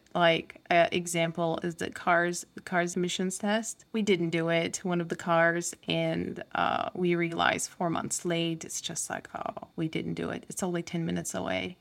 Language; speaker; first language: English; non-native, fluent; Turkish